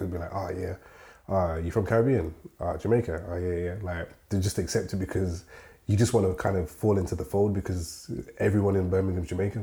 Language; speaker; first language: English; native; English